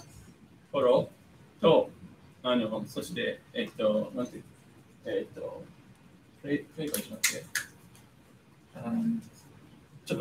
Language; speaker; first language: Japanese; non-native, fluent; English